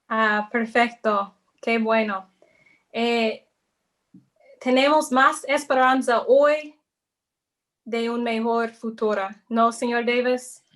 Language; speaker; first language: Spanish; non-native, fluent; English